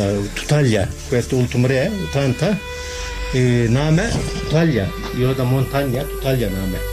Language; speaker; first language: Italian; non-native, learner; Turkish